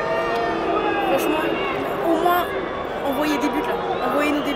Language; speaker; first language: French; native; French